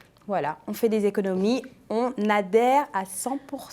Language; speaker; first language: French; native; French